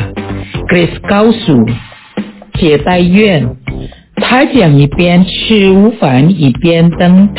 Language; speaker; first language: Chinese; non-native, fluent; Indonesian